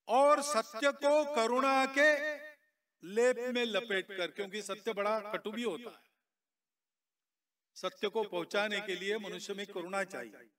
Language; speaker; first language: Hindi; non-native, local second language; Marathi